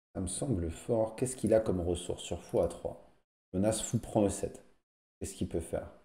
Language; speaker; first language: French; native; French